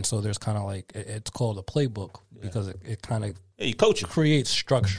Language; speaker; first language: English; native; English